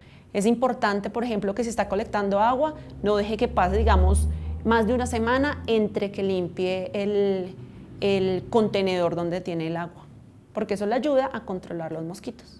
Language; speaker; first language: Spanish; native; Spanish